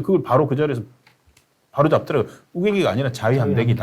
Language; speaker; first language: Korean; native; Korean